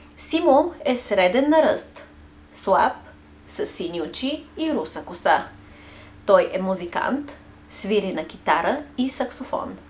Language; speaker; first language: Bulgarian; native; Bulgarian